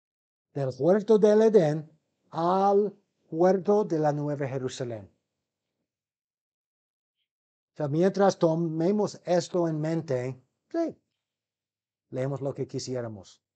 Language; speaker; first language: Spanish; non-native, fluent; English